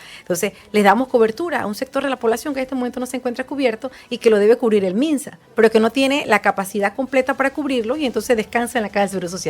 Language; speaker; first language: Spanish; native; Spanish